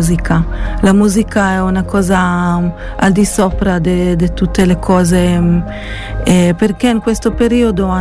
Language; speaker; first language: Italian; non-native, fluent; Hebrew